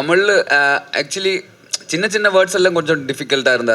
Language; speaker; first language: Tamil; non-native, learner; Malayalam